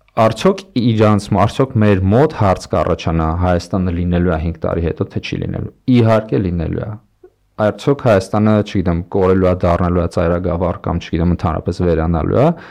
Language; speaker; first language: Armenian; native; Armenian